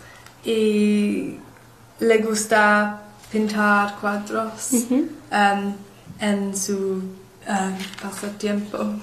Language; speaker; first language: Spanish; non-native, learner; English